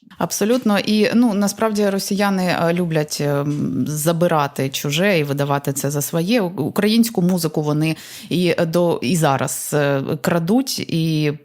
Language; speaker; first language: Ukrainian; native; Ukrainian